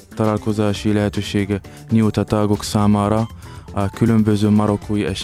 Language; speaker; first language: Hungarian; non-native, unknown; Arabic